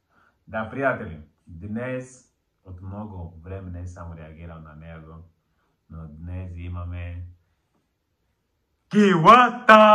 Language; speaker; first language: Bulgarian; non-native, learner; Portuguese